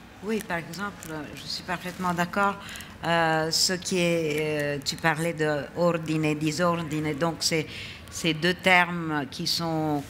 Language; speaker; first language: French; non-native, fluent; Italian